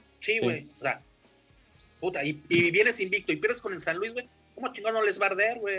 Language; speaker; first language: Spanish; native; Spanish